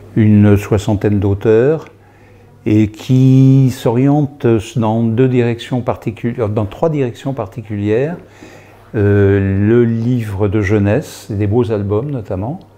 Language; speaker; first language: French; native; French